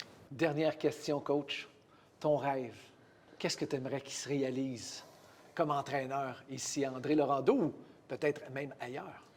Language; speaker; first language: French; native; French